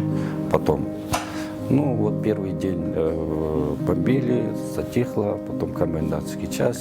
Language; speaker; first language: Russian; non-native, local second language; Kyrgyz